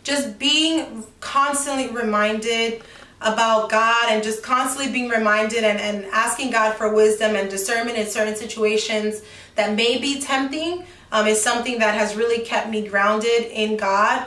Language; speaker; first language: English; early bilingual, other home language; Spanish